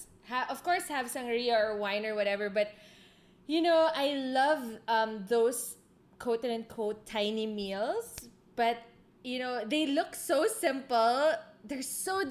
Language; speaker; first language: English; non-native, local second language; Filipino